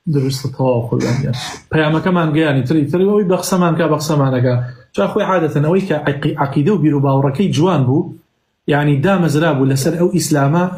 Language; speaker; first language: Central Kurdish; native; Central Kurdish